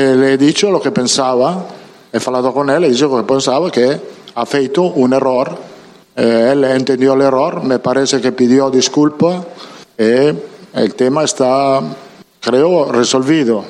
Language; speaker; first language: Portuguese; non-native, learner; Italian